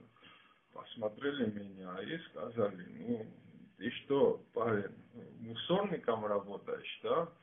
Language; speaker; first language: Russian; non-native, fluent; Georgian